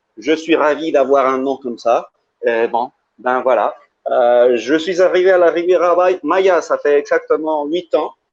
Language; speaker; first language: French; early bilingual, heritage; French